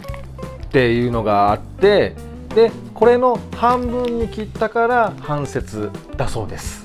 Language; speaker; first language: Japanese; native; Japanese